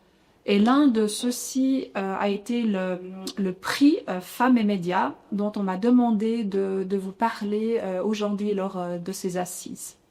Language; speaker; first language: French; native; French